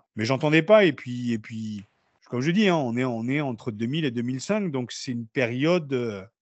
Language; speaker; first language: French; native; French